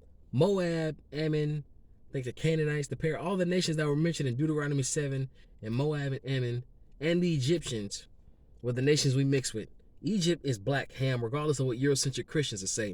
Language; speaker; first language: English; native; English